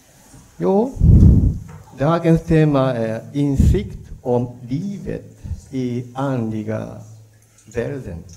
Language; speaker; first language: Swedish; non-native, learner; Japanese